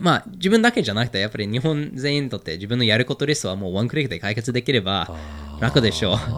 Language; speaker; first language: Japanese; non-native, fluent; English